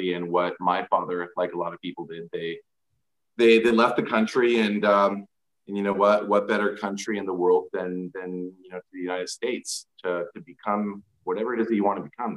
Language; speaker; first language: English; native; English